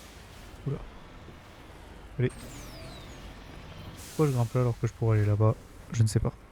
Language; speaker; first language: French; native; French